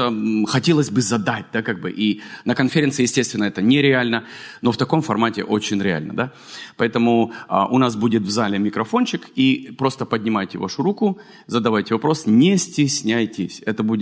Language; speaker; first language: Russian; native; Russian